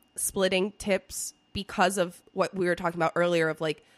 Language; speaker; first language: English; early bilingual, other home language; Spanish